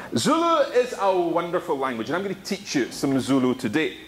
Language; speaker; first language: English; native; English